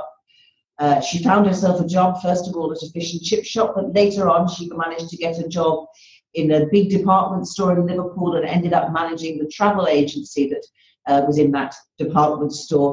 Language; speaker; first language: English; native; English